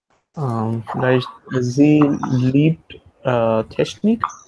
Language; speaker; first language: German; non-native, learner; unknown